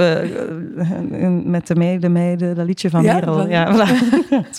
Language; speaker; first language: Dutch; native; Dutch